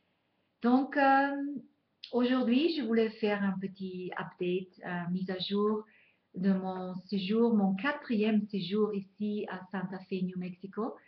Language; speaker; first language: French; non-native, fluent; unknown